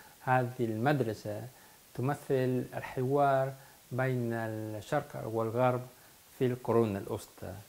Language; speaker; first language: Arabic; non-native, fluent; Spanish